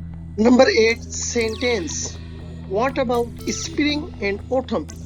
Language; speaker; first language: English; non-native, local second language; Urdu